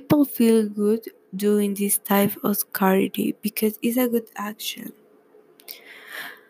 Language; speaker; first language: English; non-native, learner; Spanish